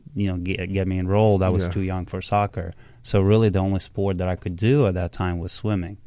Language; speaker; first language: English; early bilingual, other home language; Russian